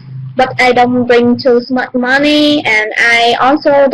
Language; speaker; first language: English; non-native, learner; Vietnamese